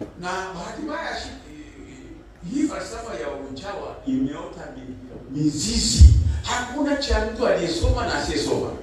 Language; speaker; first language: Swahili; native; Swahili